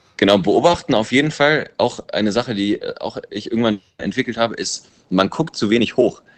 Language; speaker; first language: German; early bilingual, other home language; English